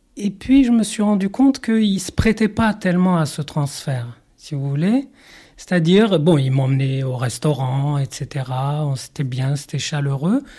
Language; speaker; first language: French; non-native, local second language; Arabic